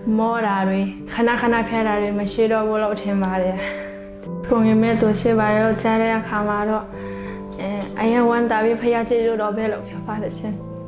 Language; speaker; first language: Burmese; non-native, local second language; Hakha Chin